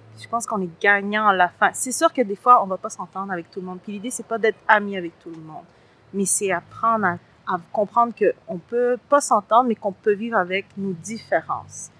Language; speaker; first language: French; early bilingual, other home language; Spanish